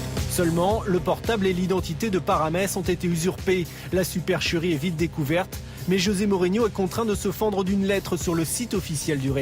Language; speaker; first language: French; native; French